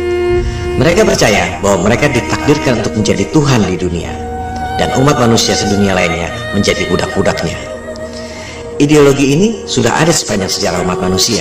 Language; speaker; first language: Indonesian; native; Indonesian